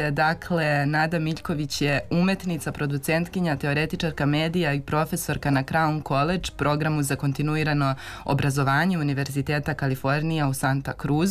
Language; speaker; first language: Serbian; native; Serbian